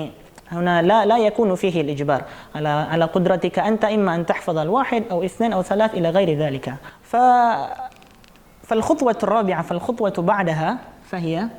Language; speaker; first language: Arabic; non-native, fluent; Indonesian